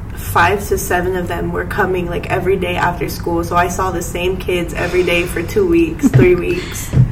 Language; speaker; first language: English; native; English